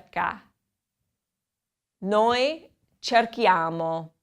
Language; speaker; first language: Italian; non-native, fluent; English